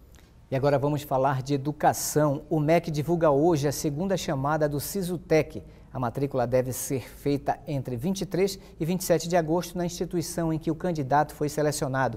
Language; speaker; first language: Portuguese; native; Portuguese